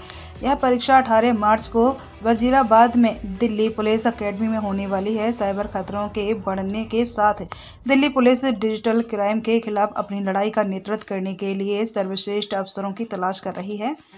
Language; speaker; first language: Hindi; native; Hindi